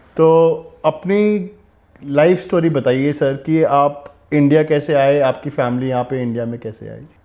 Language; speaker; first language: Hindi; native; Hindi